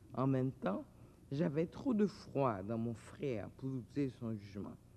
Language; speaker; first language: French; native; French